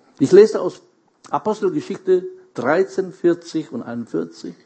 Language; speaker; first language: German; non-native, fluent; Indonesian